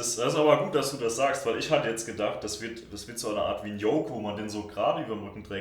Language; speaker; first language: German; native; German